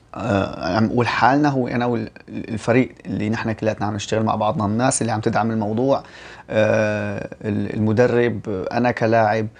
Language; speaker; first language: Arabic; native; Arabic